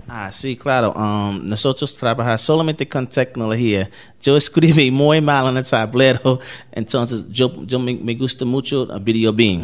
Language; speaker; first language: Spanish; non-native, learner; English